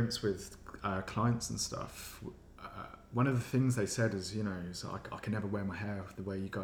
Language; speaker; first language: English; native; English